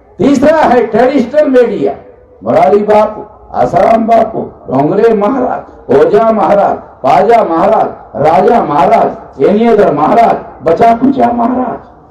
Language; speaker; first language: Hindi; non-native, local second language; Marathi